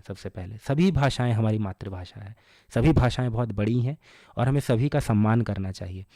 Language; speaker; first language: Hindi; non-native, local second language; Bangla